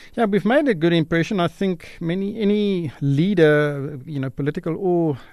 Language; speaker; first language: English; non-native, local second language; Afrikaans